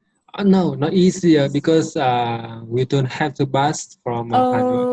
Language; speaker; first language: English; non-native, learner; Vietnamese